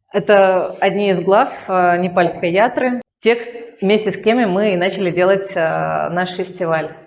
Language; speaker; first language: Russian; native; Russian